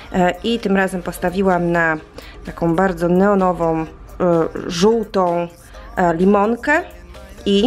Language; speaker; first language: Polish; native; Polish